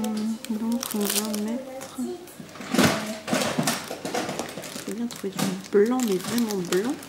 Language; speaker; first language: French; native; French